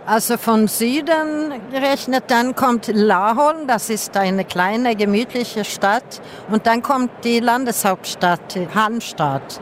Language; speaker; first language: German; non-native, fluent; Swedish